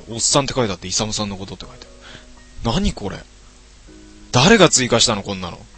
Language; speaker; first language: Japanese; native; Japanese